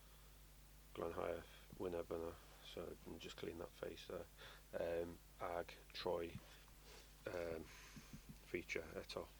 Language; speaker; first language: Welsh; non-native, learner; English